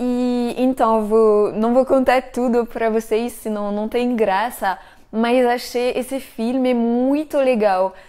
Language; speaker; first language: Portuguese; non-native, fluent; French